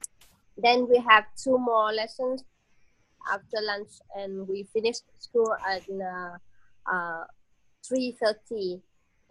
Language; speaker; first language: English; non-native, learner; Vietnamese